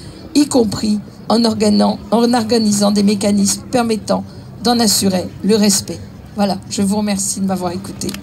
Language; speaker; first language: French; native; French